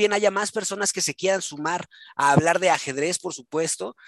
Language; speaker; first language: Spanish; native; Spanish